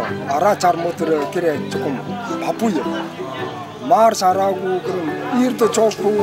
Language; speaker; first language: Korean; early bilingual, heritage; Russian